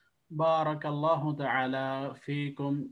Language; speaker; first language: Arabic; non-native, fluent; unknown